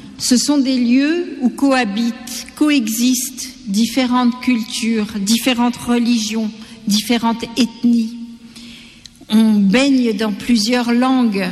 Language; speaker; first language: French; non-native, local second language; Gujarati